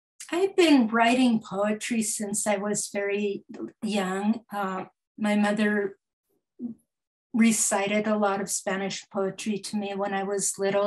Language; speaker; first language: English; early bilingual, other home language; Spanish